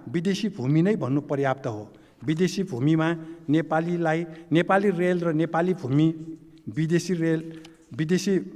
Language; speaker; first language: Nepali; non-native, local second language; Newari